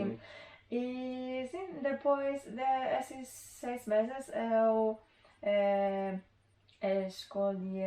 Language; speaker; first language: Portuguese; non-native, learner; Polish